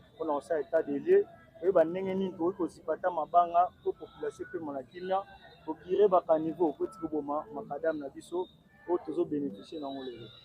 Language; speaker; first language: Lingala; native; Lingala